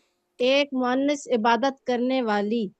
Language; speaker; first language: Hindi; non-native, local second language; Pashto